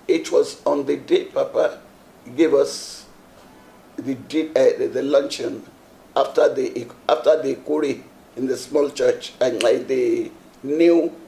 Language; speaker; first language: English; non-native, local second language; Yoruba